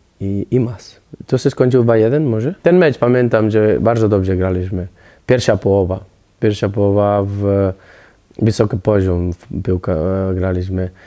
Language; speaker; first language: Polish; non-native, learner; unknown